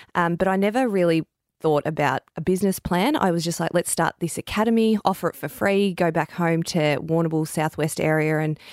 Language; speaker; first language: English; native; English